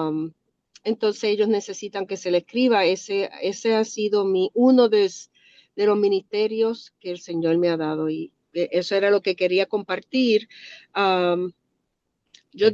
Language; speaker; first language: Spanish; early bilingual, other home language; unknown